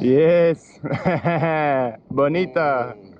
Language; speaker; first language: English; non-native, learner; French